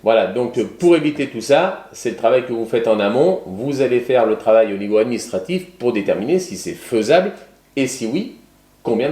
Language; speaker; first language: French; native; French